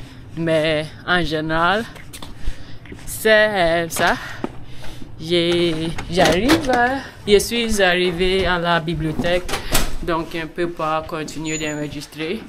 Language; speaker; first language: French; non-native, learner; English